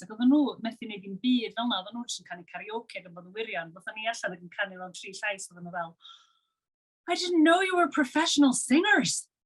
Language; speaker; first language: Welsh; native; Welsh